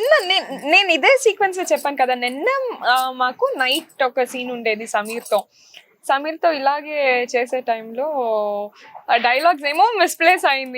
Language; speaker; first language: Telugu; non-native, local second language; Kannada